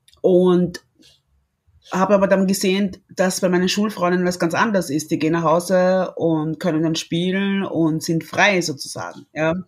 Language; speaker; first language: German; early bilingual, other home language; Lingala